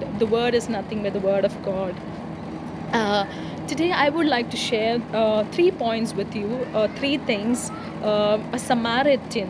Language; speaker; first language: English; non-native, local second language; Tamil